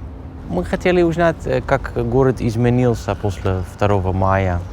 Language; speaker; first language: Russian; non-native, fluent; Dutch